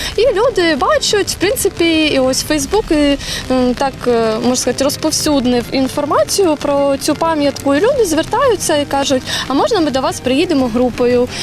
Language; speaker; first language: Ukrainian; native; Ukrainian